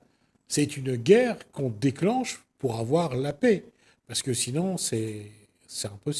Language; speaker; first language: French; native; French